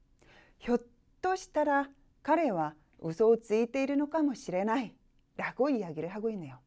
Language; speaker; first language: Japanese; non-native, fluent; Korean